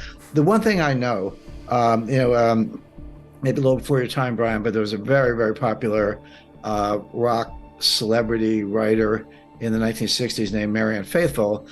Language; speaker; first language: English; native; English